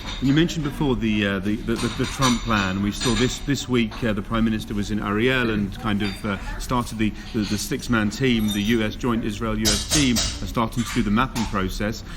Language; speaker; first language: English; native; English